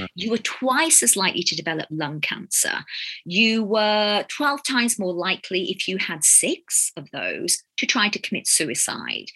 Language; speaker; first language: English; native; English